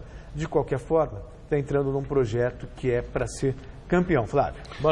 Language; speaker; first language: Portuguese; native; Portuguese